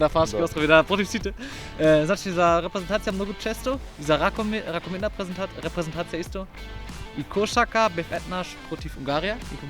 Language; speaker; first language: Macedonian; non-native, learner; German